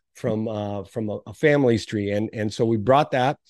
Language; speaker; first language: English; early bilingual, other home language; Portuguese